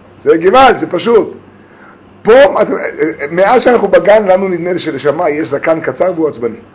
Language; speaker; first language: Hebrew; native; Hebrew